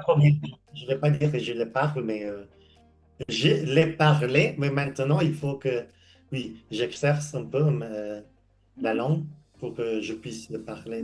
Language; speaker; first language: French; non-native, fluent; English